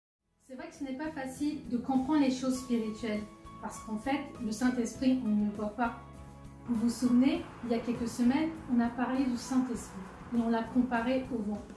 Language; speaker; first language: French; native; French